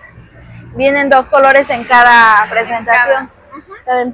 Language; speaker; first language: Spanish; native; Spanish